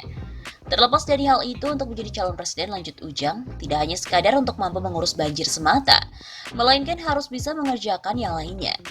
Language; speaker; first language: Indonesian; native; Indonesian